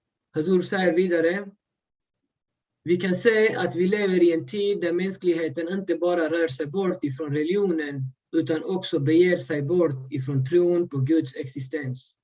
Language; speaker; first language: Swedish; early bilingual, other home language; Urdu